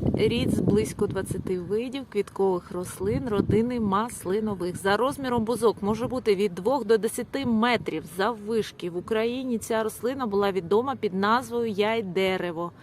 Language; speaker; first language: Ukrainian; non-native, local second language; Russian